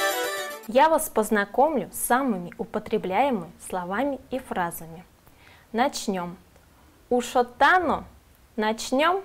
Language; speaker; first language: Russian; non-native, local second language; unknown